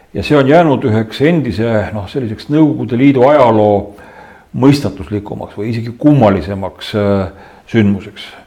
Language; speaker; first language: Estonian; native; Estonian